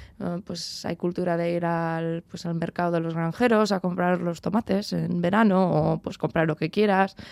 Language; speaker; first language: Spanish; early bilingual, heritage; Spanish